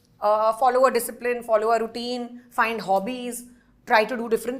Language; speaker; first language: Telugu; non-native, learner; Hindi